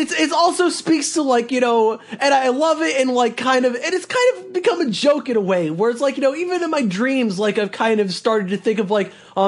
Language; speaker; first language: English; native; English